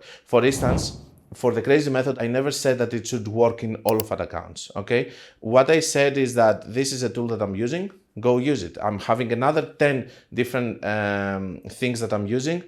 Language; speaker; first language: English; non-native, fluent; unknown